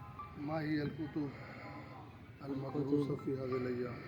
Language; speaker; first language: Arabic; non-native, learner; Urdu